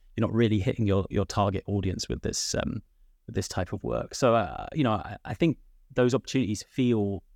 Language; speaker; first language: English; native; English